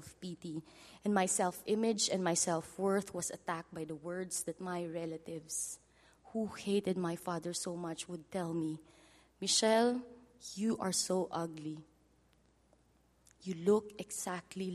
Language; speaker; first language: English; non-native, local second language; Filipino